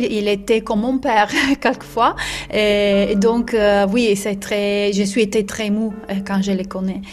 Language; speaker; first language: French; non-native, learner; Italian